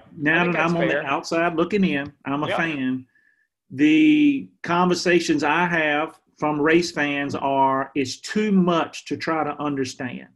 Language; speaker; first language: English; native; English